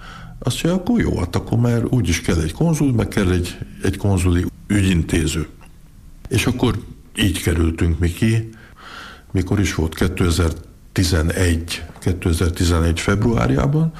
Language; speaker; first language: Hungarian; early bilingual, heritage; Hungarian